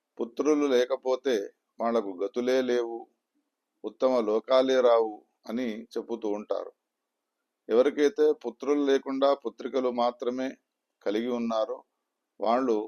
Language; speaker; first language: Telugu; native; Telugu